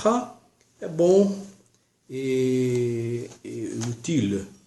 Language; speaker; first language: French; non-native, learner; Portuguese